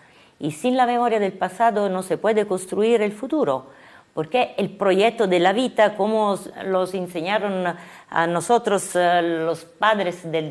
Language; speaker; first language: Spanish; non-native, fluent; Italian